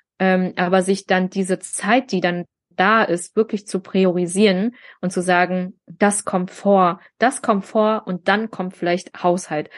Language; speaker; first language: German; early bilingual, other home language; Vietnamese